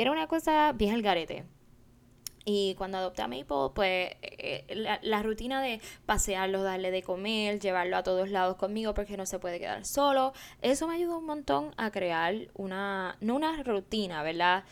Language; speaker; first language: Spanish; early bilingual, heritage; Spanish